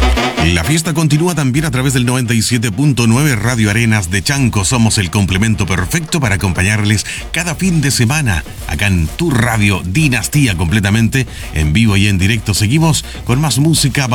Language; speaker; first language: Spanish; native; Spanish